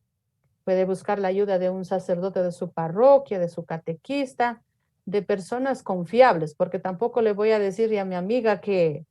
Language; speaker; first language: Spanish; native; Spanish